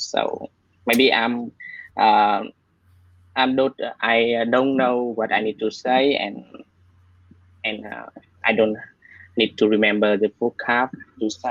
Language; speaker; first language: English; non-native, learner; Vietnamese